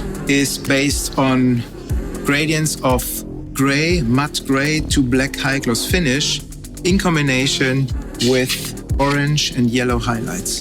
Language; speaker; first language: English; non-native, fluent; German